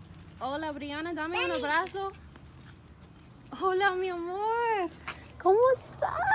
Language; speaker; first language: Spanish; non-native, learner; English